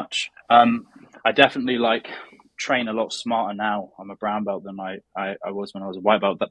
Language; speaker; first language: English; native; English